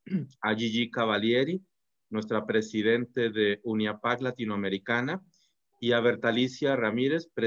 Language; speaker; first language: Spanish; native; Spanish